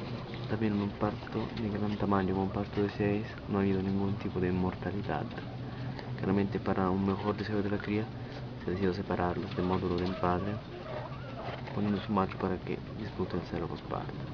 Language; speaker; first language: Spanish; native; Spanish